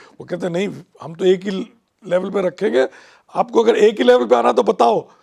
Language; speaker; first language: Hindi; non-native, local second language; Punjabi